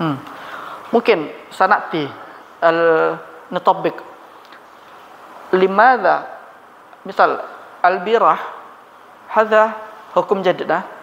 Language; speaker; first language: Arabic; non-native, learner; Malay